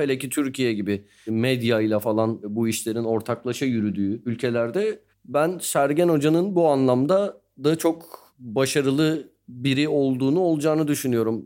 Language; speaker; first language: Turkish; native; Turkish